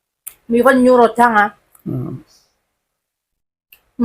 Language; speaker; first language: Chinese; non-native, learner; Indonesian